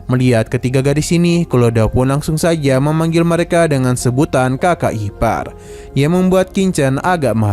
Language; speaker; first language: Indonesian; native; Indonesian